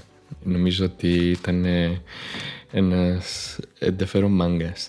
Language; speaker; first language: Greek; non-native, fluent; Spanish